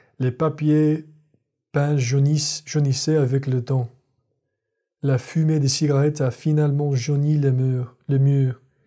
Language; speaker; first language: French; non-native, fluent; English